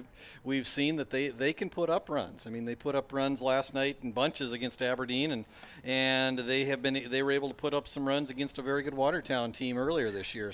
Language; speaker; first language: English; native; English